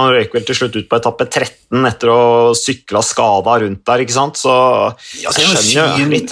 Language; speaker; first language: Norwegian; native; Norwegian